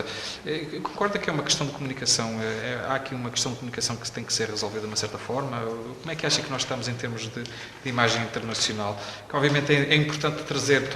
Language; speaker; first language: Portuguese; native; Portuguese